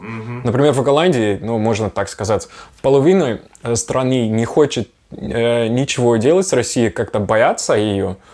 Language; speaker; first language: Russian; non-native, fluent; Dutch